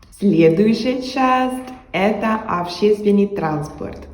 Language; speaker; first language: Russian; non-native, learner; Spanish